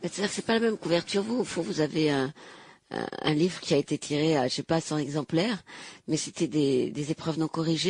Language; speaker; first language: French; native; French